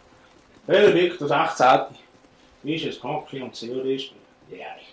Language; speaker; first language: German; native; German